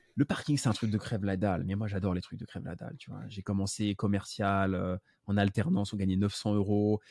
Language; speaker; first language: French; native; French